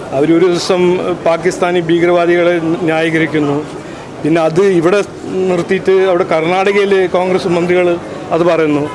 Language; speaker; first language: Malayalam; early bilingual, heritage; Malayalam